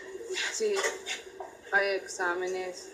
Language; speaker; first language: Spanish; non-native, learner; Japanese